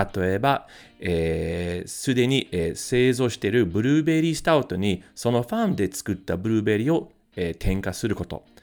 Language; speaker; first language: Japanese; non-native, fluent; English